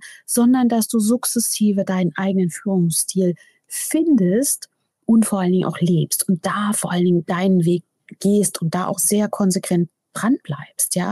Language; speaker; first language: German; native; German